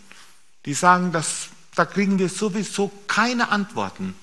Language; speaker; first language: German; native; German